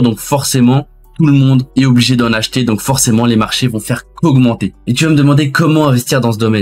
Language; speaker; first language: French; native; French